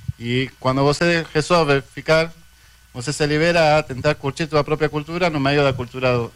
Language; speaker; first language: Portuguese; non-native, fluent; Spanish